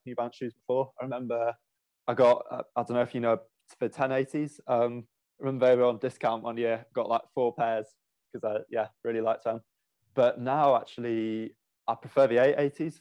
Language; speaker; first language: English; native; English